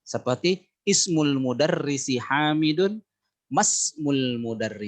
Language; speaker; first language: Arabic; non-native, fluent; Indonesian